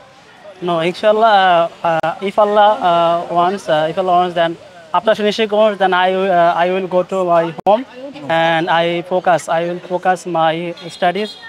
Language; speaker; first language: English; non-native, learner; Bangla